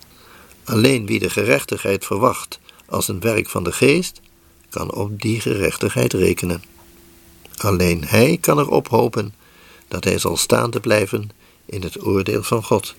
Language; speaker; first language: Dutch; native; Dutch